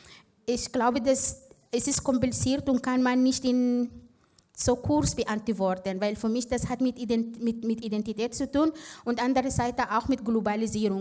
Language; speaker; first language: German; non-native, fluent; Arabic